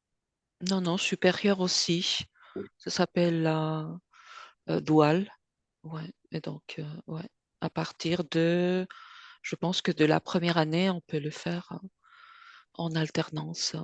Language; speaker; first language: French; non-native, fluent; Spanish